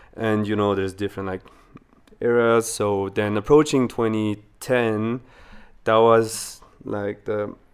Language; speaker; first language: English; non-native, fluent; Spanish